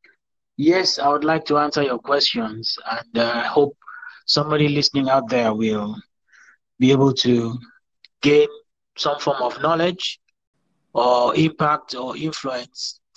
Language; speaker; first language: English; non-native, local second language; Yoruba